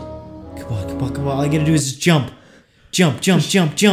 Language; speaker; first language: English; native; English